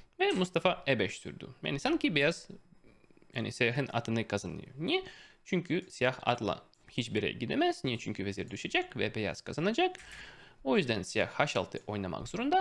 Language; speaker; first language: Turkish; non-native, fluent; Russian